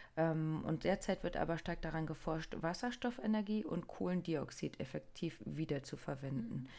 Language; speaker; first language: German; non-native, fluent; Japanese